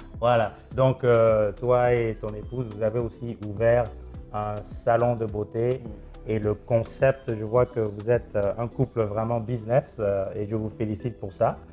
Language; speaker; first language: French; non-native, local second language; Lingala